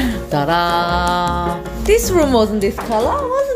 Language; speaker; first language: English; non-native, fluent; Korean